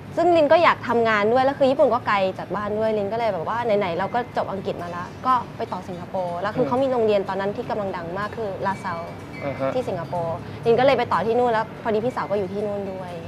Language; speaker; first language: Thai; early bilingual, other home language; English